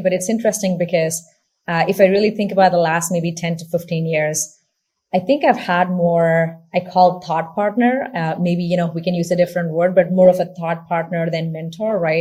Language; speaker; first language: English; non-native, local second language; Tamil